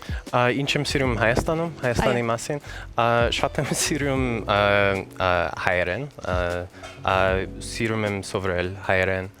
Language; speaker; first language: Armenian; non-native, learner; English